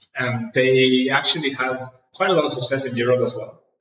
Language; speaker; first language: English; non-native, fluent; Danish